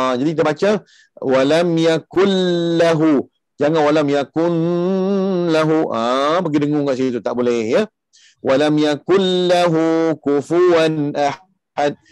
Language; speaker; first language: Malay; early bilingual, heritage; Malay